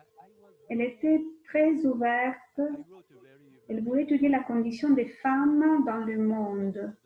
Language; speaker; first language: French; non-native, fluent; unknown